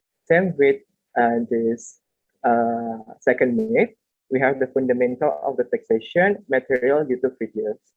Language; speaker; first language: English; non-native, learner; Indonesian